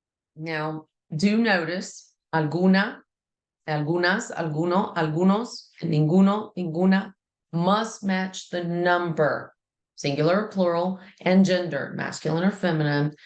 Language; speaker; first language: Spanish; non-native, fluent; English